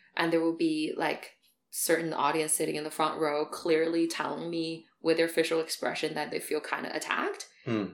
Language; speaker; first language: English; non-native, fluent; Chinese